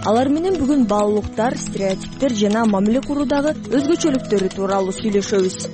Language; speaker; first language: Kyrgyz; native; Kyrgyz